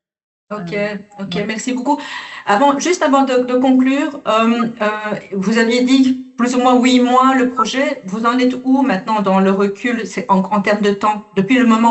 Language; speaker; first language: French; native; French